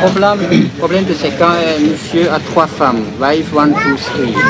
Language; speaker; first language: French; non-native, learner; Vietnamese